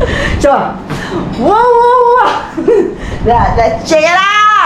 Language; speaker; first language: English; non-native, local second language; Filipino